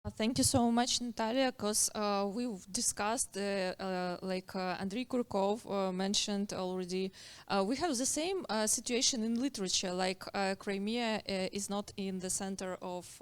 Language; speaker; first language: English; non-native, fluent; Ukrainian